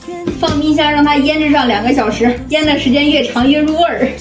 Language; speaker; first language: Chinese; native; Chinese